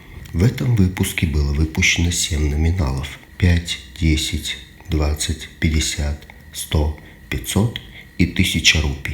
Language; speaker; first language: Russian; native; Russian